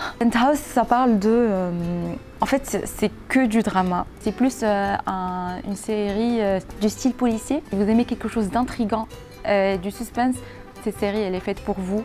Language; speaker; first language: French; non-native, local second language; Arabic